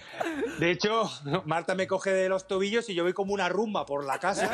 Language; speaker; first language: Spanish; native; Spanish